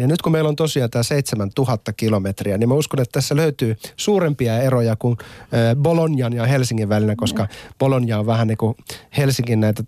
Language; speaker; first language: Finnish; native; Finnish